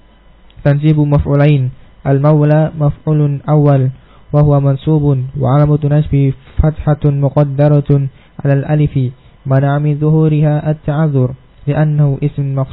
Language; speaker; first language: Arabic; non-native, learner; Indonesian